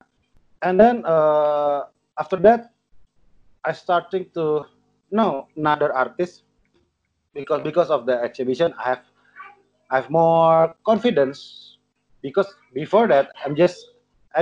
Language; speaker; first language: English; non-native, learner; Indonesian